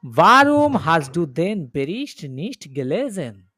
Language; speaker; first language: German; non-native, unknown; Bangla